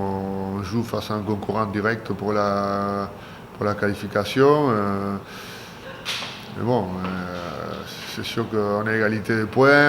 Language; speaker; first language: French; non-native, fluent; Spanish